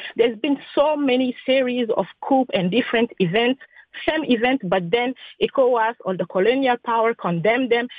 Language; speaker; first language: English; non-native, fluent; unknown